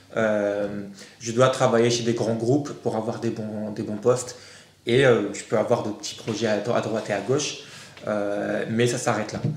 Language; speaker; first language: French; non-native, local second language; Arabic